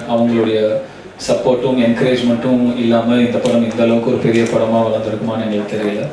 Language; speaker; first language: Tamil; native; Tamil